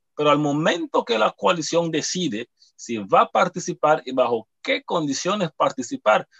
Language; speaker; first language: Spanish; native; Spanish